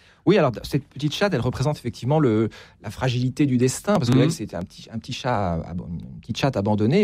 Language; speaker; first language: French; native; French